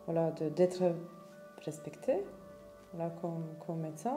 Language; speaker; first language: French; non-native, fluent; Romanian